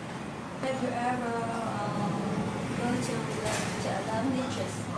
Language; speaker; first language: English; non-native, learner; Vietnamese